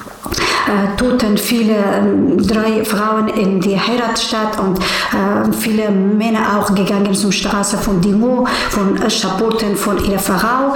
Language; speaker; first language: German; non-native, learner; Persian